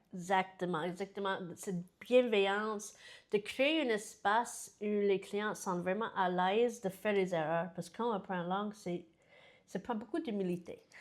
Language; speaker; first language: French; non-native, fluent; English